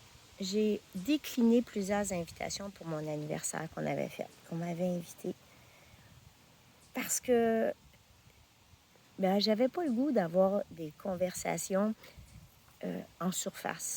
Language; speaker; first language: French; native; French